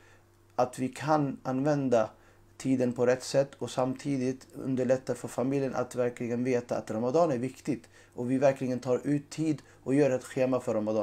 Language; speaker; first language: Swedish; non-native, fluent; Urdu